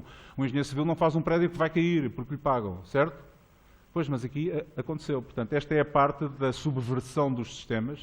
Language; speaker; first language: Portuguese; native; Portuguese